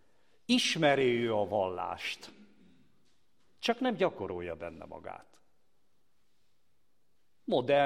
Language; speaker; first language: Hungarian; native; Hungarian